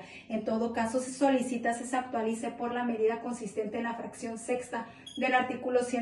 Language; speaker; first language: Spanish; native; Spanish